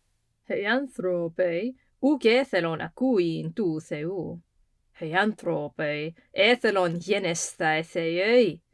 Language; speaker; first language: Greek; non-native, fluent; English